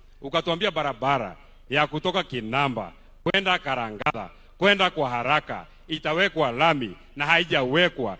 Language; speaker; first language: Swahili; non-native, local second language; Kikuyu